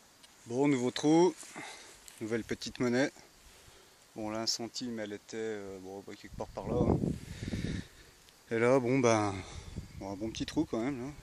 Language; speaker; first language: French; native; French